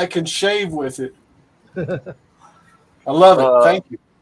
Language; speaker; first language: English; native; English